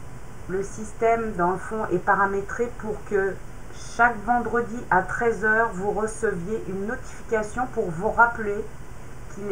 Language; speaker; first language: French; native; French